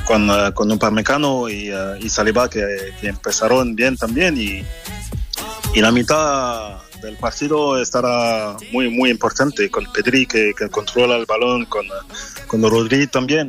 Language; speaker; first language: Spanish; non-native, fluent; French